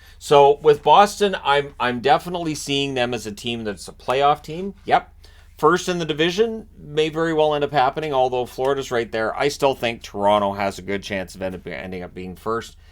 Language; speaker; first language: English; native; English